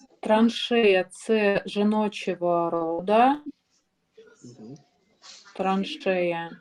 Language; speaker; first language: Ukrainian; non-native, learner; Russian